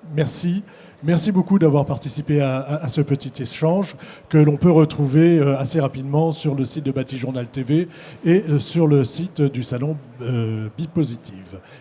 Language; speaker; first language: French; native; French